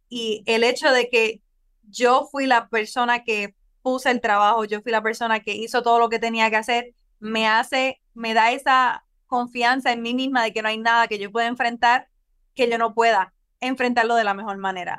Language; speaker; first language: Spanish; native; Spanish